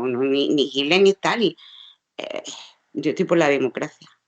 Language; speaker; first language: Spanish; native; Spanish